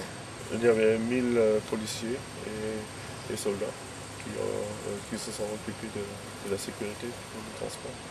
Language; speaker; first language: French; non-native, fluent; German